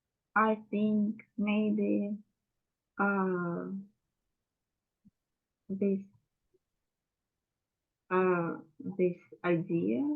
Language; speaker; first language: English; non-native, learner; Russian